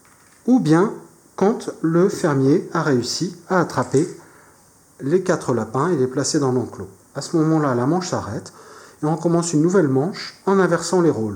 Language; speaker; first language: French; native; French